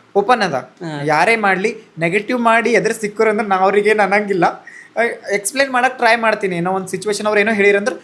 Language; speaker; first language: Kannada; native; Kannada